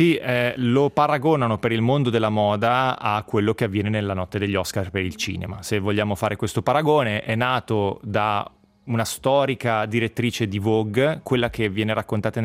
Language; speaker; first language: Italian; native; Italian